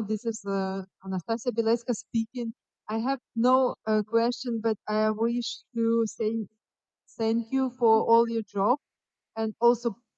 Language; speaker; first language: English; non-native, fluent; Ukrainian